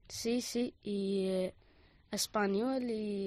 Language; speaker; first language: Spanish; non-native, learner; Arabic